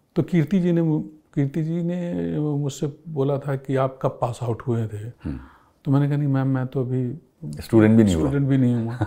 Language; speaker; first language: Hindi; native; Hindi